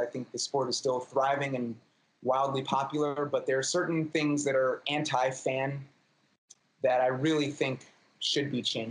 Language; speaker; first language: English; native; English